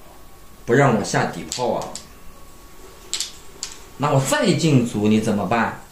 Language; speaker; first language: Chinese; native; Chinese